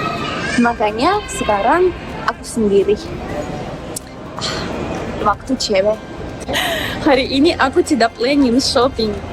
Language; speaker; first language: Indonesian; non-native, learner; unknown